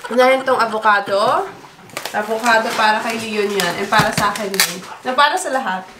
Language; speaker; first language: Filipino; native; Filipino